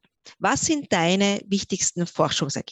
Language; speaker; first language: German; native; German